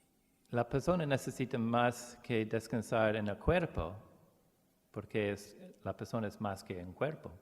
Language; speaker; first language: Spanish; non-native, learner; English